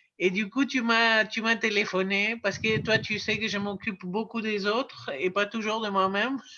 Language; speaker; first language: French; non-native, fluent; Spanish